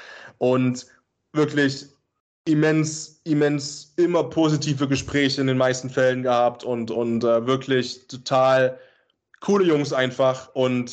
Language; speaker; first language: German; native; German